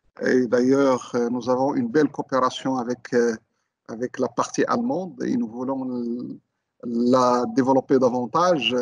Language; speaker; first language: French; non-native, local second language; Arabic